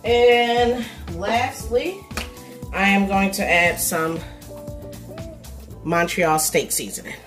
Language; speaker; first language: English; native; English